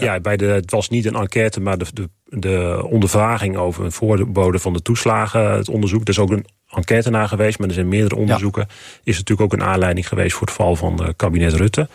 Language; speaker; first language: Dutch; native; Dutch